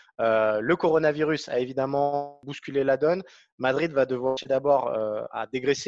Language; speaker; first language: French; native; French